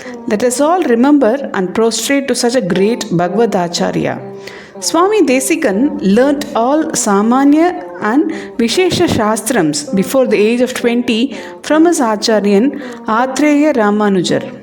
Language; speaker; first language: English; non-native, local second language; Tamil